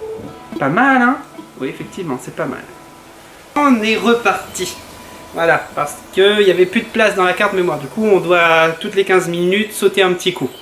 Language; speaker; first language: French; native; French